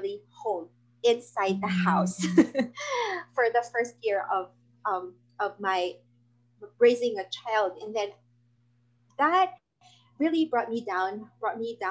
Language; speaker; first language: English; non-native, local second language; Filipino